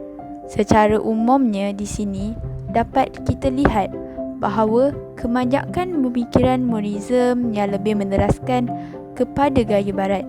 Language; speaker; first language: Malay; native; Malay